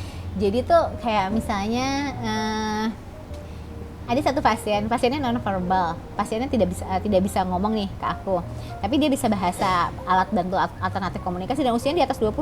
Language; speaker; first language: Indonesian; native; Indonesian